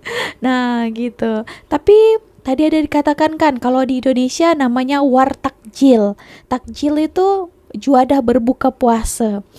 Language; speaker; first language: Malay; non-native, local second language; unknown